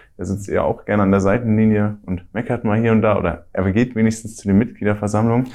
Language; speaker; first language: German; native; German